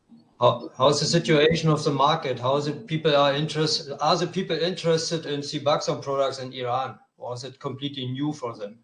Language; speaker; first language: English; non-native, fluent; German